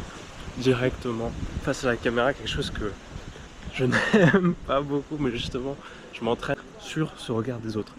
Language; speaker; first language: French; native; French